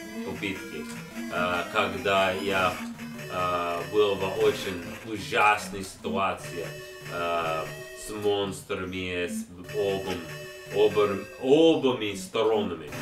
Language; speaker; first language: Russian; non-native, learner; English